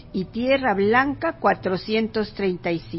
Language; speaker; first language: Spanish; native; Spanish